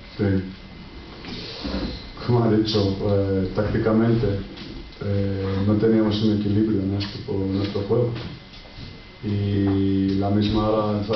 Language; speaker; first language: Spanish; non-native, fluent; Greek